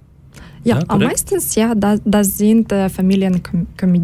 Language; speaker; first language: German; non-native, learner; Ukrainian